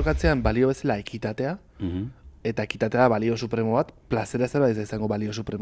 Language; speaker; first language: Basque; native; Basque